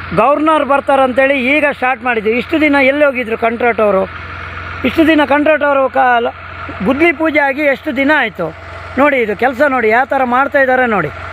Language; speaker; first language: Kannada; non-native, local second language; Tulu